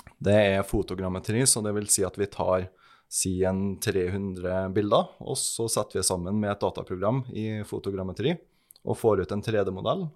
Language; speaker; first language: Norwegian; native; Norwegian